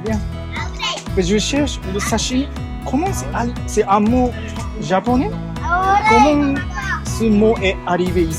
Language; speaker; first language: French; non-native, learner; Japanese